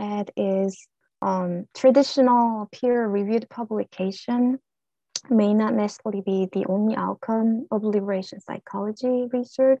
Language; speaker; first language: English; non-native, fluent; Korean